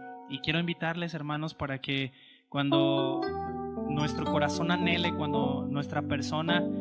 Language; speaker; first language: Spanish; native; Spanish